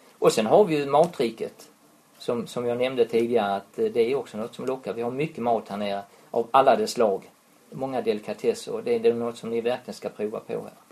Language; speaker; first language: Swedish; native; Swedish